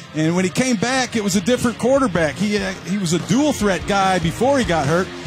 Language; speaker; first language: English; native; English